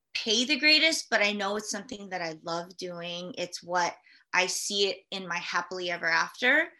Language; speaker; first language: English; early bilingual, other home language; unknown